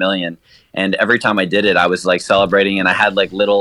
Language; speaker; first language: English; native; English